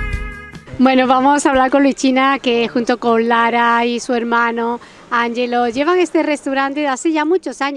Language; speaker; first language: Spanish; native; Spanish